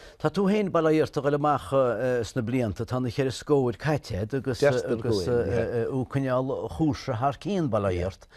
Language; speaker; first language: Irish; native; Irish